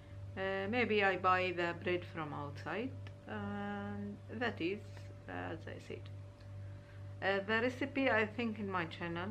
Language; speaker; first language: English; non-native, learner; Urdu